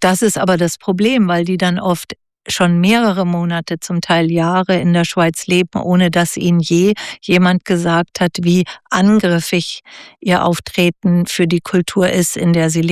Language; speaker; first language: German; native; German